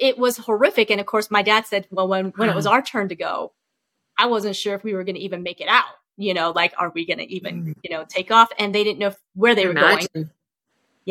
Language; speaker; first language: English; early bilingual, other home language; Vietnamese